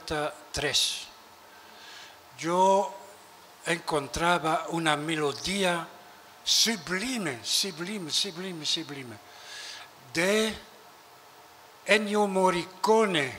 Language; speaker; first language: Spanish; non-native, learner; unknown